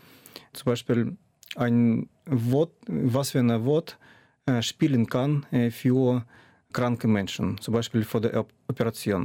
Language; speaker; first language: German; non-native, fluent; Russian